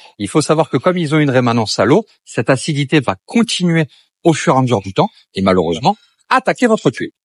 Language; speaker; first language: French; native; French